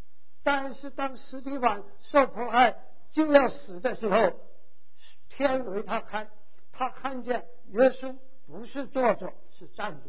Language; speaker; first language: Chinese; native; Chinese